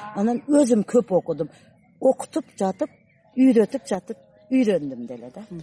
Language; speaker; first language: Kyrgyz; non-native, local second language; Uzbek